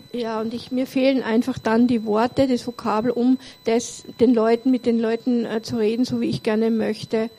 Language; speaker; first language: German; native; German